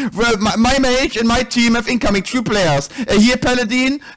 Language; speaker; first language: English; non-native, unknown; German